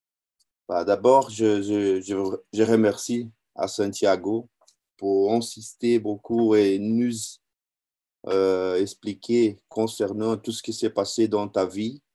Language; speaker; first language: French; non-native, learner; Portuguese